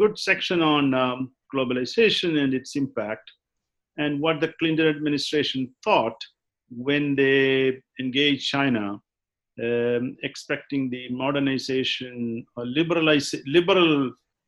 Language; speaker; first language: English; non-native, local second language; Malayalam